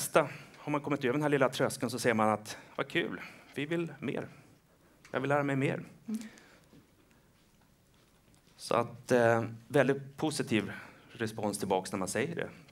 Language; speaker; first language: Swedish; native; Swedish